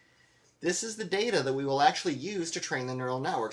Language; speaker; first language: English; native; English